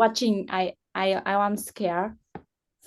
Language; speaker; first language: English; non-native, learner; Vietnamese